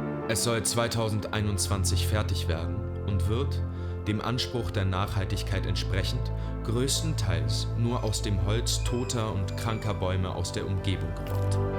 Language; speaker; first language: German; native; German